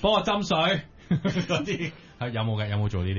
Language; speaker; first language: Cantonese; native; Cantonese